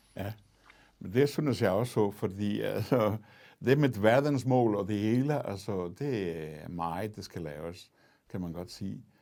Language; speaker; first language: Danish; non-native, fluent; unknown